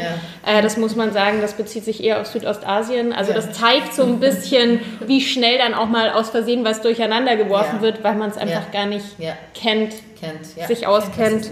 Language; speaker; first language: German; native; German